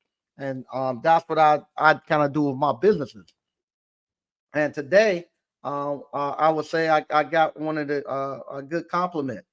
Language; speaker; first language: English; native; English